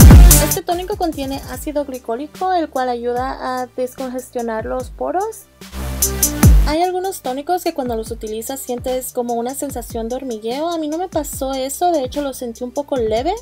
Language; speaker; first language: Spanish; native; Spanish